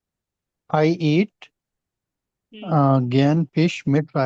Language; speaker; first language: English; non-native, learner; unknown